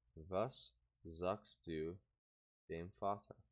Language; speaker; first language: German; non-native, learner; English